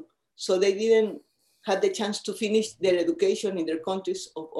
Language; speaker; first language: English; non-native, fluent; Spanish